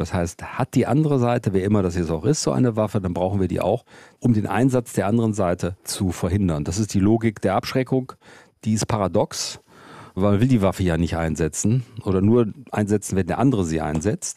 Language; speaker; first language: German; native; German